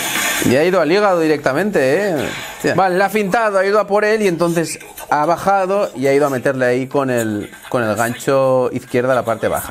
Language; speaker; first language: Spanish; native; Spanish